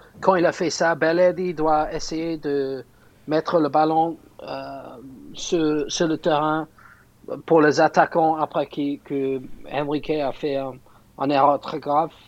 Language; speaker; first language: French; non-native, fluent; English